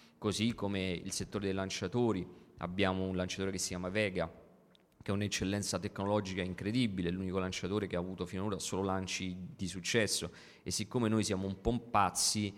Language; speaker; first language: Italian; native; Italian